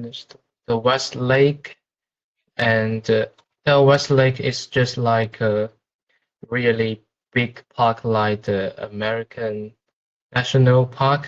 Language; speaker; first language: English; non-native, fluent; Chinese